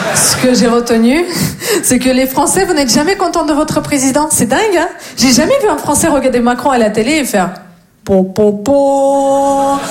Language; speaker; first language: French; non-native, fluent; Russian